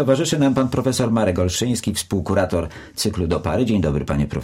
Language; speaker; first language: Polish; native; Polish